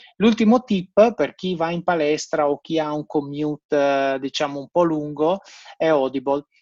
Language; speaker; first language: Italian; native; Italian